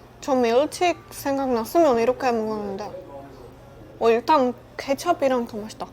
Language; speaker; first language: Korean; non-native, learner; Czech